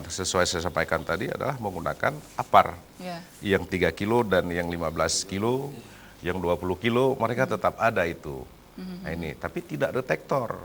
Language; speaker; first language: Malay; native; Malay